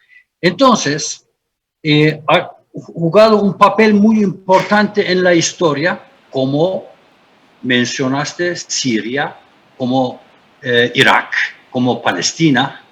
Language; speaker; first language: Spanish; non-native, fluent; Turkish